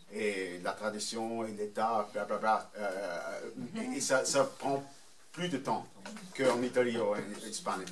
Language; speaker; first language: French; non-native, fluent; German